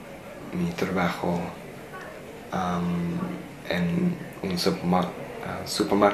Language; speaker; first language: Spanish; non-native, learner; English